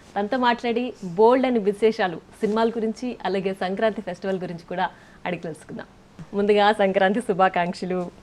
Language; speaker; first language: Telugu; native; Telugu